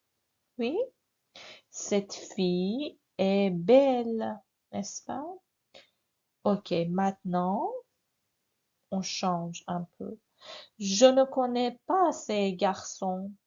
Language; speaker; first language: French; non-native, fluent; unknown